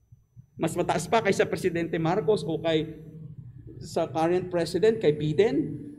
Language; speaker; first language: Filipino; native; Filipino